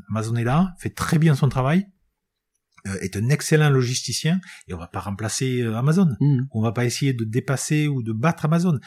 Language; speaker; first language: French; native; French